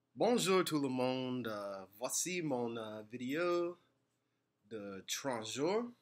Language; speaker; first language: French; non-native, learner; English